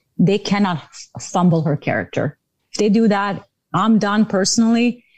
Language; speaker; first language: English; non-native, fluent; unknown